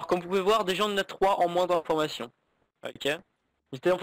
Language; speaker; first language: French; native; French